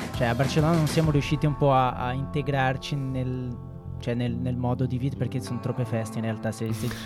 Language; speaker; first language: Italian; non-native, fluent; Portuguese